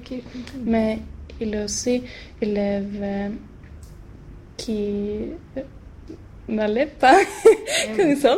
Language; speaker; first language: French; non-native, learner; Swedish